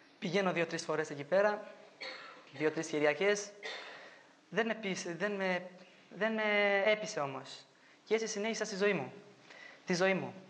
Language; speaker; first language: Greek; non-native, fluent; Albanian